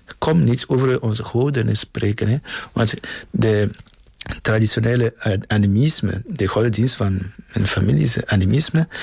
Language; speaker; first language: Dutch; non-native, fluent; Ewe